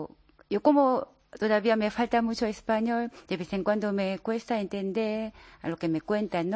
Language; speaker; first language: Spanish; non-native, learner; Korean